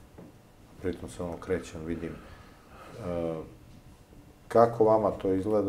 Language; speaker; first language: Serbian; native; Serbian